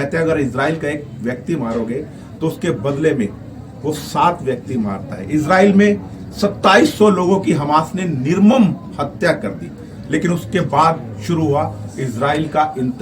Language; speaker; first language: Hindi; native; Hindi